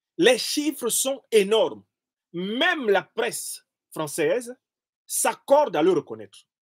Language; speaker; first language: French; non-native, local second language; Basaa